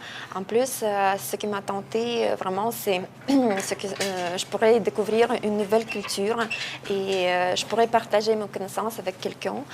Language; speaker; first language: French; non-native, fluent; Russian